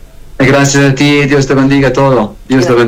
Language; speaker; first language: Spanish; non-native, learner; Arabic